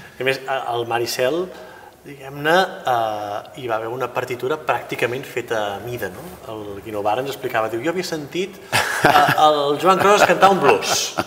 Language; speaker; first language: Catalan; native; Catalan